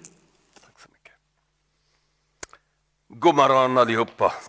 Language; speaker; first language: Swedish; non-native, learner; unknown